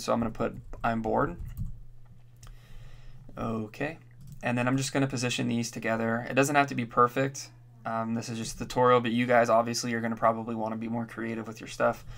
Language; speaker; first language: English; native; English